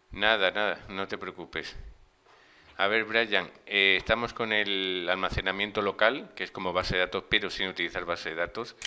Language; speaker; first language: Spanish; native; Spanish